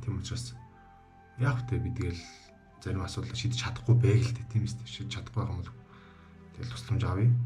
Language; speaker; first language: Mongolian; native; Mongolian